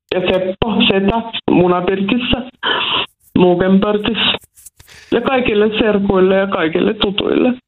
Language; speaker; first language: Finnish; non-native, local second language; Swedish